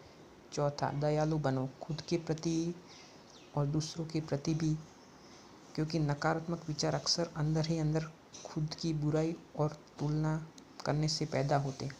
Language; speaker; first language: Hindi; native; Hindi